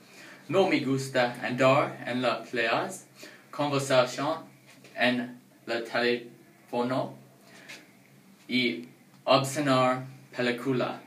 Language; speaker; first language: Spanish; non-native, learner; English